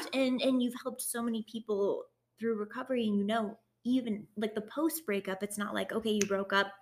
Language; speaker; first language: English; native; English